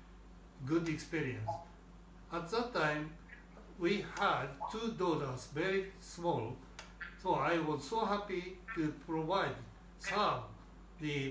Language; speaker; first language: English; non-native, learner; Japanese